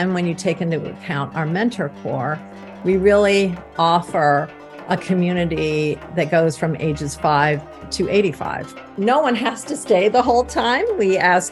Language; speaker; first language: English; native; English